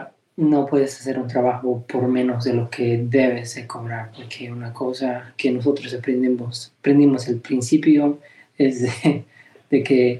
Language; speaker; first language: Spanish; early bilingual, heritage; Spanish